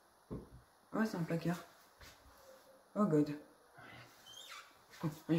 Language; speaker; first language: French; native; French